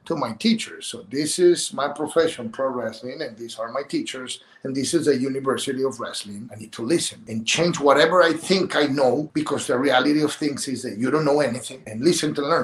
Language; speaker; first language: English; non-native, fluent; Spanish